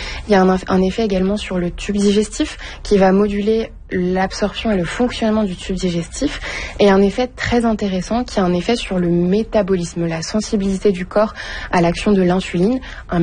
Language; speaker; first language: French; native; French